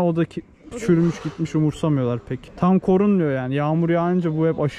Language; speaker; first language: Turkish; native; Turkish